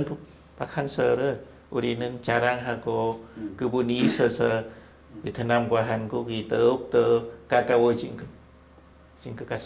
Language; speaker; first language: Korean; non-native, fluent; Vietnamese